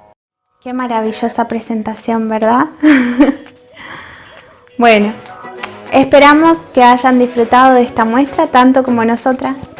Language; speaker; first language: Spanish; native; Spanish